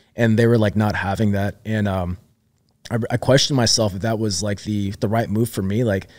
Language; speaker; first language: English; native; English